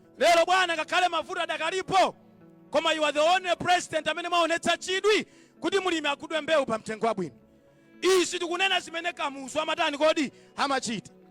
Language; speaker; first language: Nyanja; native; Nyanja